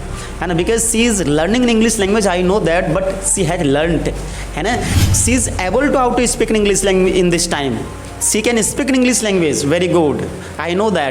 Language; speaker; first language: English; non-native, local second language; Hindi